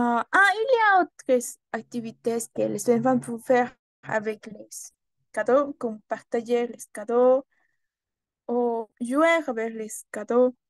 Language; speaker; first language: French; non-native, learner; Spanish